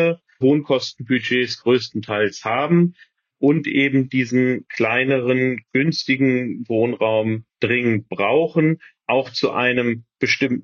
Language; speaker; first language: German; native; German